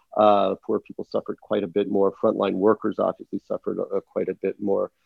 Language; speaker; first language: English; early bilingual, other home language; Russian